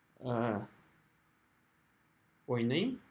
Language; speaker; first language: Turkish; non-native, fluent; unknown